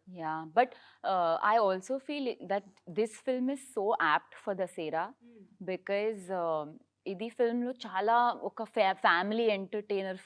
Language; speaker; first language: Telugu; non-native, learner; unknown